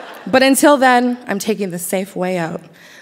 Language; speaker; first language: English; native; English